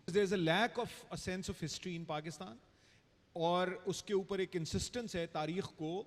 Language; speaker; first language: Urdu; native; Urdu